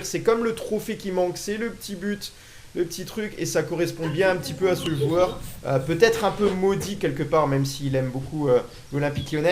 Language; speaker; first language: French; native; French